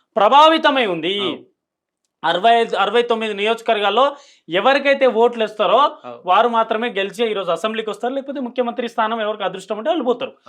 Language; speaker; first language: Telugu; native; Telugu